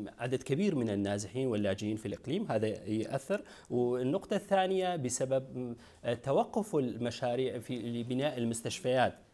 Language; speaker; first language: Arabic; non-native, local second language; Kurdish